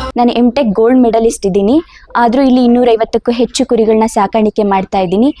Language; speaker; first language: Kannada; native; Kannada